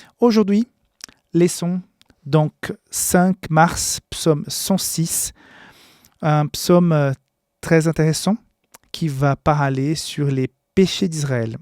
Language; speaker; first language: French; non-native, fluent; Portuguese